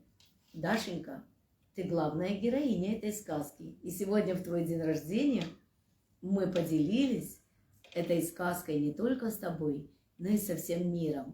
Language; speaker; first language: Russian; native; Russian